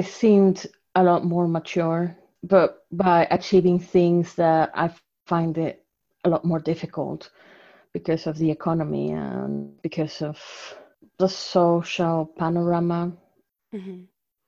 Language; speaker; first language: English; non-native, fluent; Spanish